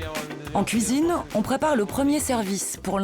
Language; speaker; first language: French; native; French